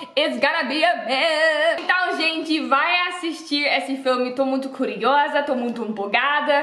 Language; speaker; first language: Portuguese; non-native, learner; Dutch